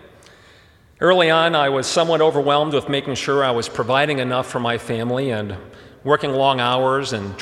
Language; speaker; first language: English; early bilingual, other home language; German